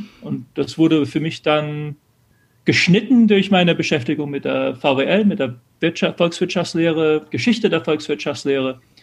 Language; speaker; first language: German; early bilingual, other home language; English